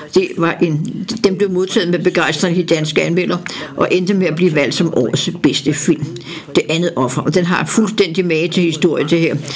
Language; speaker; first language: Danish; native; Danish